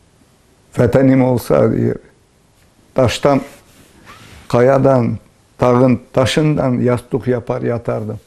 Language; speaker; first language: Turkish; early bilingual, heritage; Turkish